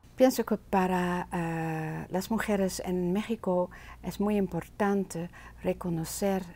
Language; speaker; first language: Spanish; non-native, learner; Dutch